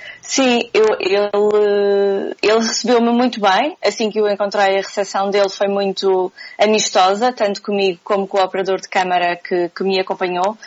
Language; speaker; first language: Portuguese; native; Portuguese